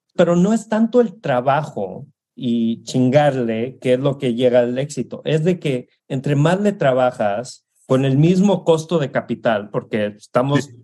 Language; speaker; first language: Spanish; early bilingual, heritage; Spanish